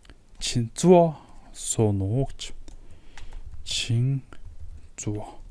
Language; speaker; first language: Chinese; non-native, learner; Mongolian